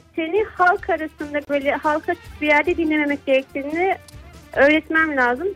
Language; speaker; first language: Turkish; native; Turkish